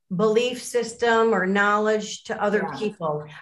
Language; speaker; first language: English; native; English